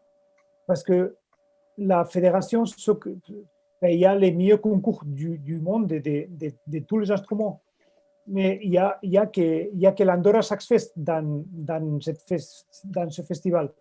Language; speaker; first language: French; non-native, fluent; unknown